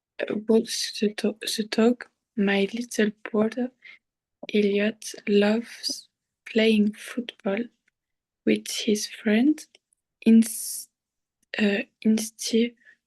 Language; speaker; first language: English; non-native, learner; French